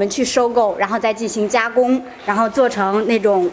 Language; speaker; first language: Chinese; native; Chinese